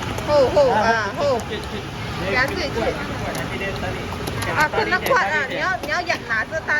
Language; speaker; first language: Chinese; native; Chinese